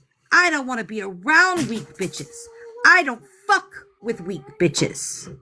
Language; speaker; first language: English; native; English